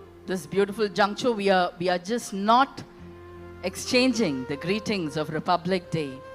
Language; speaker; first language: English; non-native, local second language; Tamil